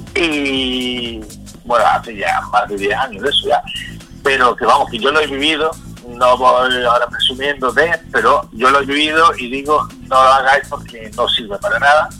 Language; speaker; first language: Spanish; early bilingual, heritage; Spanish